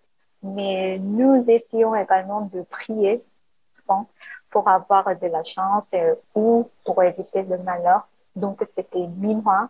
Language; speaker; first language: French; non-native, learner; Korean